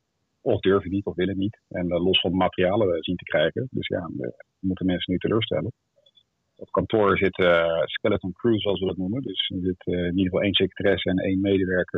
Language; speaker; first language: Dutch; native; Dutch